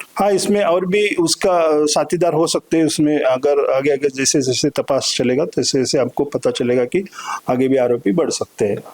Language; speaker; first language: Hindi; non-native, local second language; Marathi